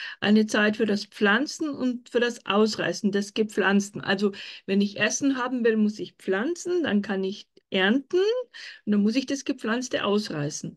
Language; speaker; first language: German; native; German